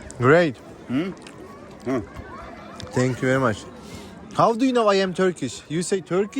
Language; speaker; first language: English; non-native, learner; Turkish